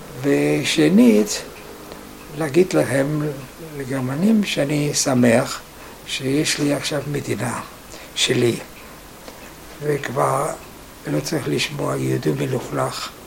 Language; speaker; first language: Hebrew; non-native, fluent; German